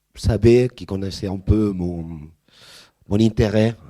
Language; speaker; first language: French; non-native, fluent; Spanish